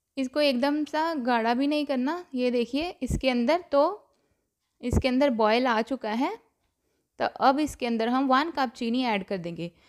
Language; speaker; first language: Hindi; non-native, local second language; Punjabi